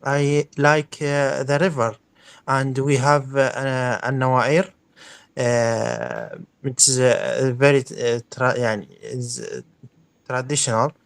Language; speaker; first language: English; non-native, learner; Arabic